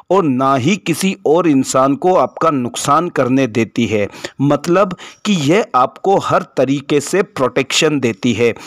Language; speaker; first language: Hindi; native; Hindi